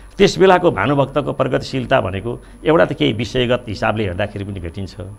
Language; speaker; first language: Nepali; native; Nepali